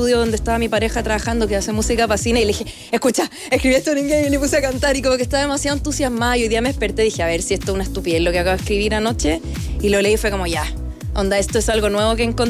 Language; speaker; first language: Spanish; non-native, local second language; English